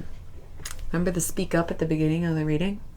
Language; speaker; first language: English; native; English